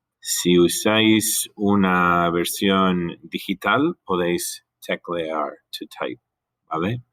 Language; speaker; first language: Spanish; non-native, fluent; English